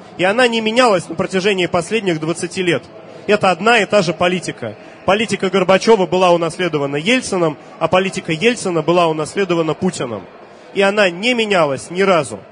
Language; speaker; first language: Russian; native; Russian